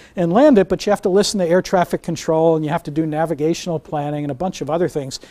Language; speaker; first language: English; native; English